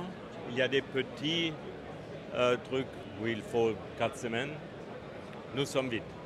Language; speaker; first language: French; non-native, fluent; German